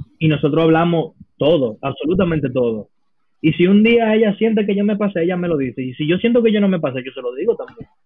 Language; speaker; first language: Spanish; early bilingual, heritage; Spanish